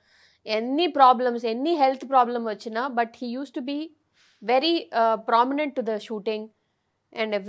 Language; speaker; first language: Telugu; non-native, learner; Tamil